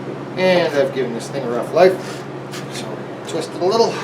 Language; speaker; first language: English; native; English